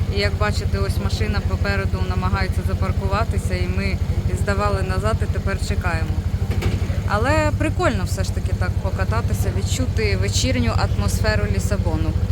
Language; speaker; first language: Ukrainian; non-native, local second language; Russian